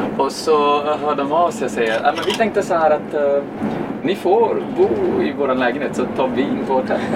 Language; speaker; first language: Swedish; early bilingual, other home language; Serbian